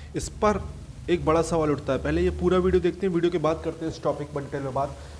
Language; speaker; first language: Hindi; native; Hindi